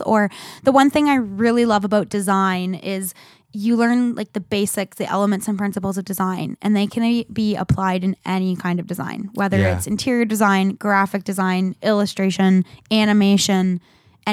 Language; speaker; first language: English; native; English